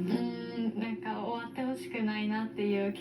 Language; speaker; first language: Japanese; native; Japanese